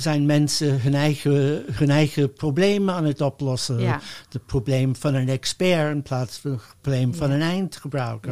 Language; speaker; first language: Dutch; non-native, fluent; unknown